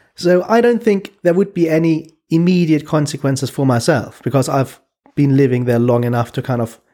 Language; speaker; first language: English; non-native, fluent; German